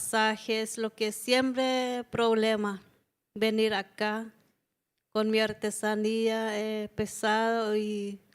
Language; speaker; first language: Spanish; non-native, local second language; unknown